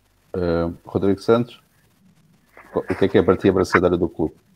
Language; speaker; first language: Portuguese; native; Portuguese